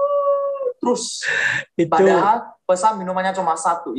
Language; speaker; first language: Indonesian; non-native, fluent; Korean